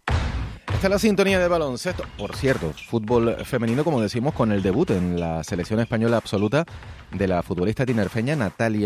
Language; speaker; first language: Spanish; native; Spanish